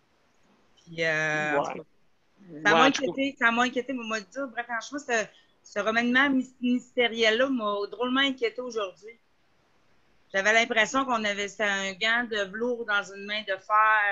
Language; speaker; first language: French; native; French